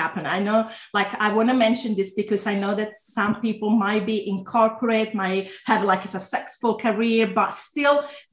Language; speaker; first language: English; non-native, fluent; Italian